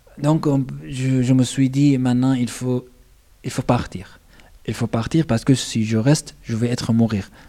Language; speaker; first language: French; non-native, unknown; Arabic